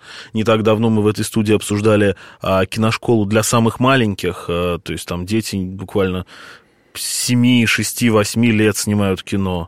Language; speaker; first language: Russian; native; Russian